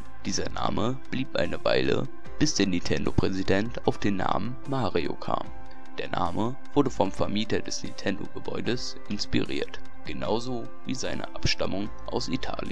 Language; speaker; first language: German; native; German